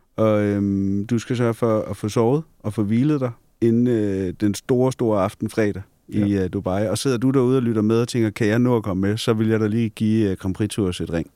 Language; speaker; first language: Danish; native; Danish